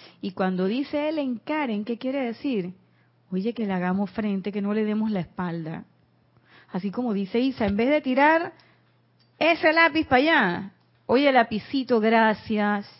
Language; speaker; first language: Spanish; native; Spanish